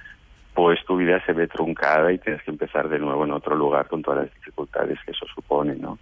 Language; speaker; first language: Spanish; native; Spanish